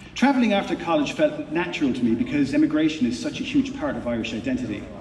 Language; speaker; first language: English; native; English